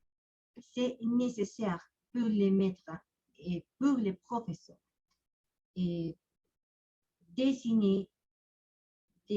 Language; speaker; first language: French; non-native, learner; Spanish